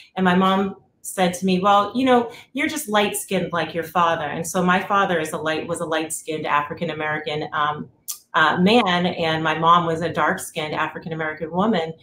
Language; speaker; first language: English; native; English